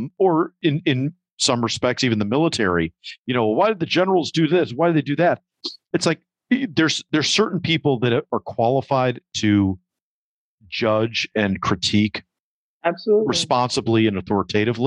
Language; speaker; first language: English; native; English